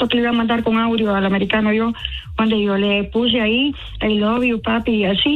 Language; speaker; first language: Spanish; native; Spanish